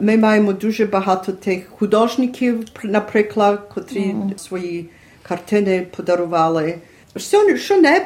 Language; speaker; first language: Ukrainian; early bilingual, heritage; Ukrainian